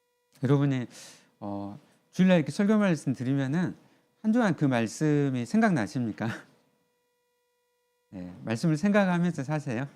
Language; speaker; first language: Korean; native; Korean